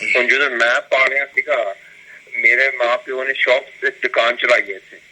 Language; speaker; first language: Punjabi; early bilingual, heritage; Punjabi